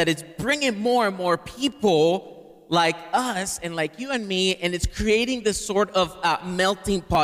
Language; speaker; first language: English; non-native, fluent; Spanish